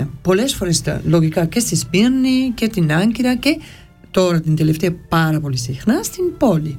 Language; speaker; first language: Greek; early bilingual, heritage; Greek